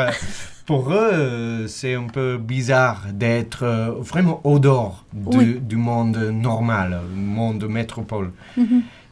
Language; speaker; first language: French; non-native, fluent; English